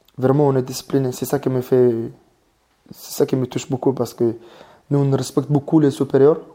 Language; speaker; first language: French; non-native, learner; Mongolian